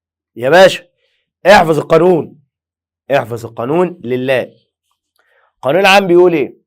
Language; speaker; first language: Arabic; native; Arabic